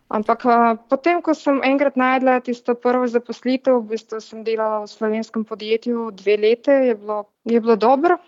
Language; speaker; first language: Slovenian; non-native, fluent; Russian